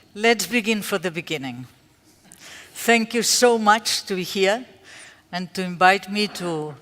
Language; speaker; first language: English; non-native, fluent; Catalan